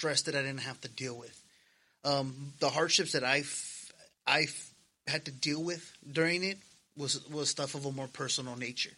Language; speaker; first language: English; native; English